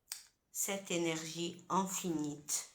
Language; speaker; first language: French; non-native, fluent; Italian